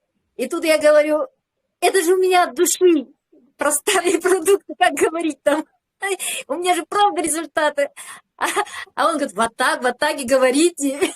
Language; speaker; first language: Russian; native; Russian